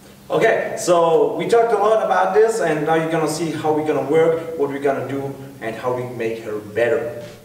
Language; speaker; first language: English; non-native, fluent; German